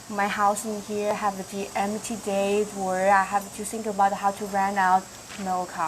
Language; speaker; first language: English; non-native, learner; Thai